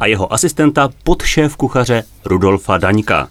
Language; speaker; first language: Czech; native; Czech